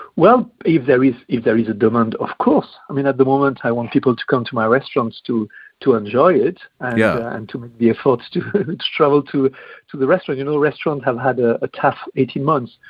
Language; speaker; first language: English; non-native, fluent; French